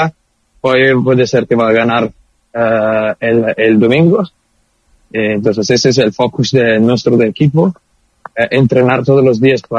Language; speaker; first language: Spanish; non-native, learner; Italian